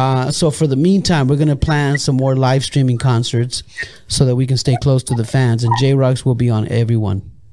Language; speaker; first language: English; native; English